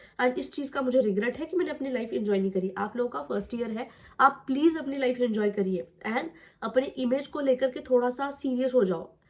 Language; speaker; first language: Hindi; non-native, local second language; Marathi